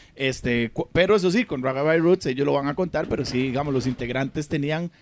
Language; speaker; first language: Spanish; native; Spanish